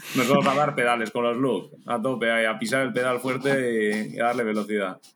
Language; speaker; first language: Spanish; native; Spanish